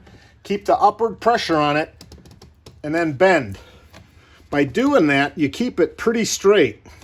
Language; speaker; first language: English; native; English